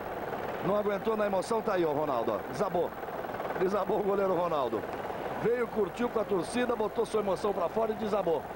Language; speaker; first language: Portuguese; native; Portuguese